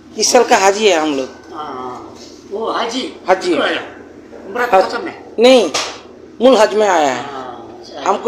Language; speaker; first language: Hindi; non-native, learner; Bangla